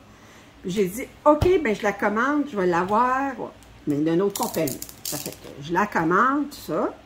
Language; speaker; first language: French; native; French